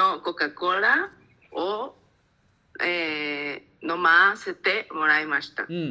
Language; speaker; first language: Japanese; non-native, learner; Spanish